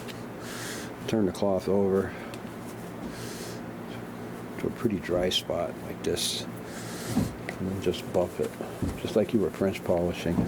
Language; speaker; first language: English; native; English